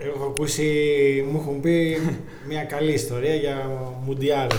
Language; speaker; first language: Greek; native; Greek